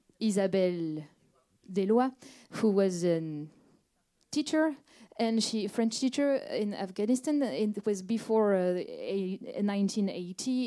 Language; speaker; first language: English; non-native, fluent; French